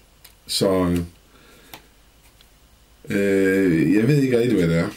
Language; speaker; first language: Danish; native; Danish